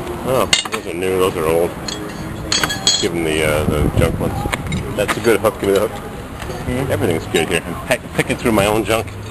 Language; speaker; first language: English; early bilingual, other home language; French